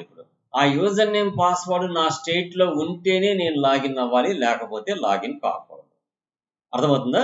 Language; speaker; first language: Telugu; native; Telugu